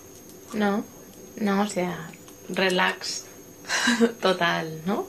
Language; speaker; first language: Spanish; non-native, fluent; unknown